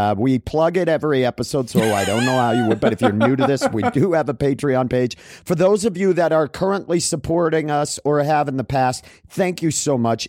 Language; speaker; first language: English; native; English